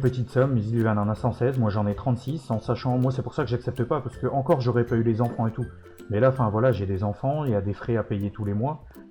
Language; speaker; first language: French; native; French